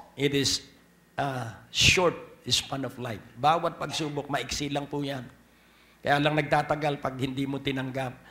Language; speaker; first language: Filipino; native; Filipino